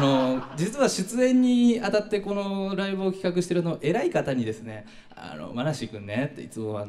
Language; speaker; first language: Japanese; native; Japanese